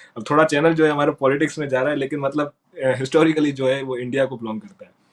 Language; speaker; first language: Urdu; non-native, local second language; Sindhi